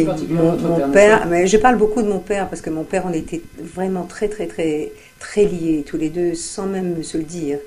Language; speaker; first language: French; native; French